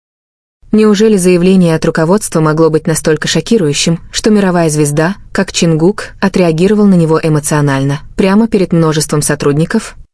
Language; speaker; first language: Russian; native; Russian